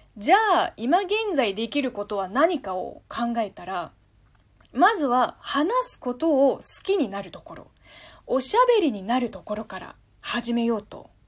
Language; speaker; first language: Japanese; non-native, fluent; Chinese